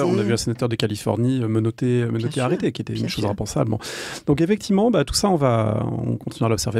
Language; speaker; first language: French; native; French